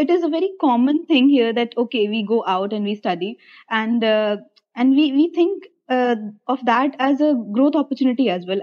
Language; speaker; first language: English; non-native, local second language; Hindi